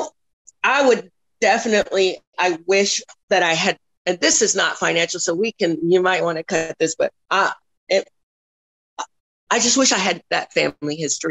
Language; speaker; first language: English; native; English